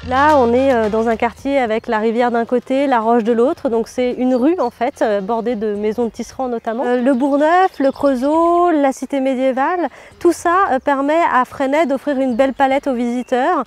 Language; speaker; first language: French; native; French